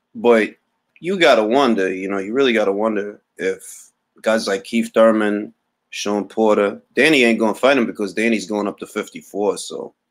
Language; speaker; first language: English; early bilingual, other home language; Spanish